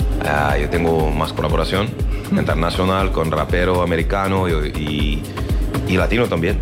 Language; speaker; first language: Spanish; non-native, learner; French